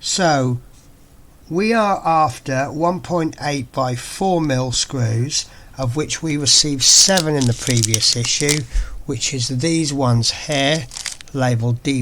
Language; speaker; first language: English; native; English